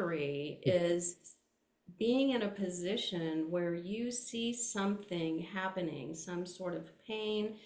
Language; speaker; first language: English; native; English